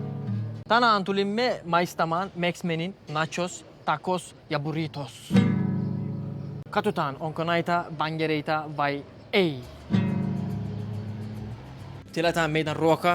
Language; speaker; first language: Finnish; non-native, learner; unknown